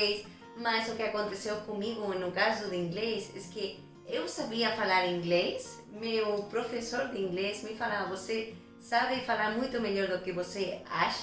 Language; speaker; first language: Portuguese; non-native, fluent; Spanish